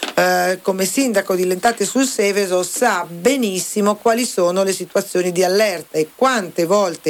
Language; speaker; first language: Italian; native; Italian